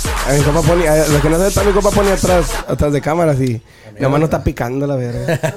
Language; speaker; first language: Spanish; early bilingual, heritage; Spanish